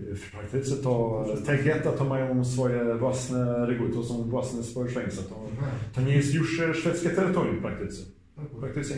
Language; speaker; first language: Polish; early bilingual, heritage; Swedish